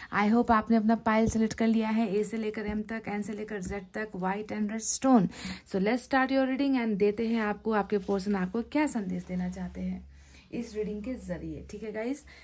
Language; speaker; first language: Hindi; native; Hindi